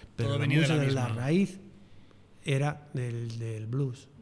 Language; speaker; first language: Spanish; non-native, fluent; English